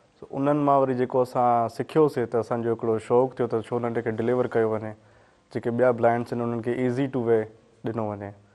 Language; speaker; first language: Sindhi; native; Sindhi